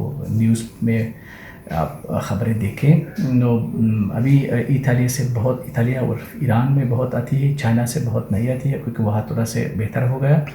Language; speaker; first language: Hindi; non-native, learner; Persian